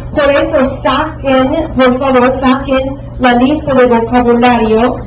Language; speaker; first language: Spanish; non-native, fluent; English